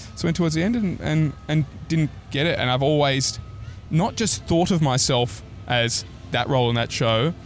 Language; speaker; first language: English; native; English